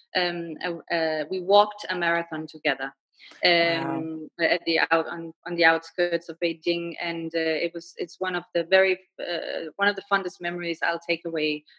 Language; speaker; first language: English; non-native, fluent; Danish